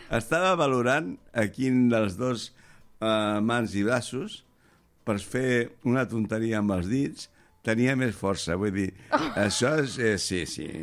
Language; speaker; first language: Catalan; native; Catalan